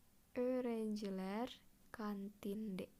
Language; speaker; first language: Turkish; non-native, fluent; Indonesian